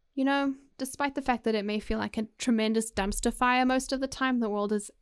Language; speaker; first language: English; native; English